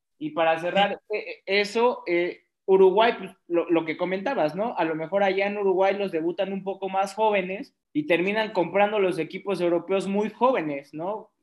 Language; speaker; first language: Spanish; native; Spanish